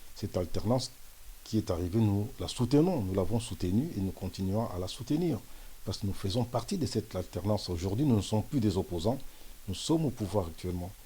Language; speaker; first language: French; non-native, local second language; Lingala